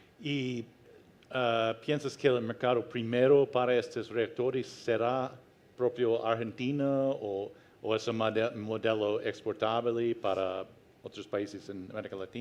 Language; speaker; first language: Spanish; non-native, fluent; Portuguese